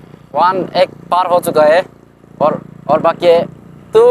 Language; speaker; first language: Hindi; non-native, local second language; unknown